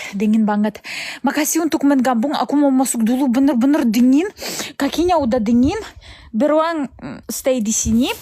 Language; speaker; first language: Indonesian; non-native, learner; Russian